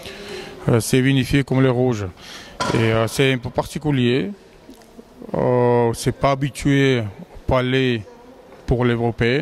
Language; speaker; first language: French; non-native, learner; Georgian